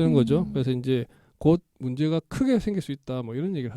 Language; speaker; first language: Korean; native; Korean